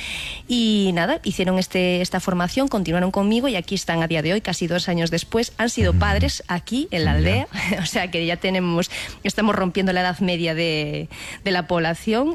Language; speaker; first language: Spanish; native; Spanish